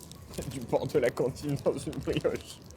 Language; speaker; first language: French; native; French